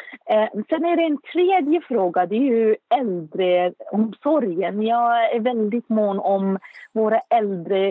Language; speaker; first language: Swedish; non-native, fluent; Arabic